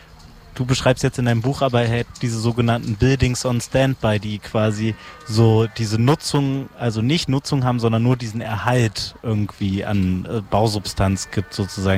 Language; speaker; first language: German; native; German